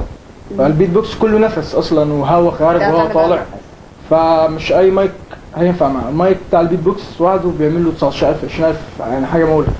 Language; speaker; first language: Arabic; native; Arabic